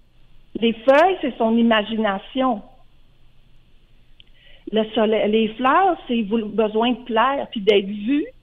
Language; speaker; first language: French; native; French